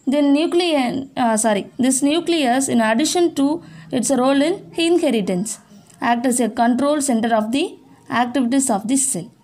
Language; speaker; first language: English; non-native, local second language; Tamil